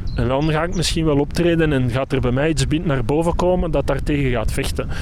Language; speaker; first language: Dutch; native; Dutch